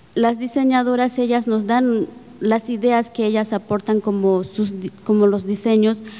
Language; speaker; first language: Spanish; native; Spanish